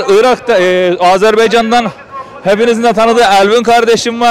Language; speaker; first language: Turkish; native; Turkish